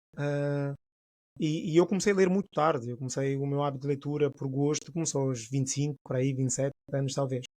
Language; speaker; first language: Portuguese; non-native, local second language; Upper Guinea Crioulo